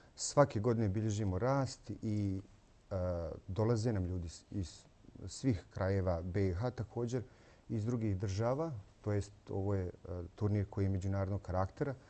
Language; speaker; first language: Croatian; native; Croatian